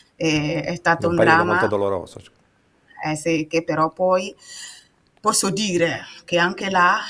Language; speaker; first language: Italian; non-native, fluent; Mossi